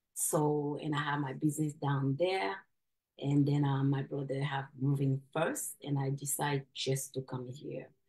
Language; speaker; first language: English; non-native, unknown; Haitian Creole